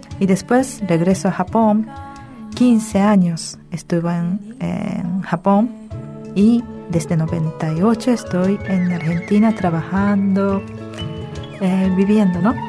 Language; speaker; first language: Spanish; early bilingual, other home language; Japanese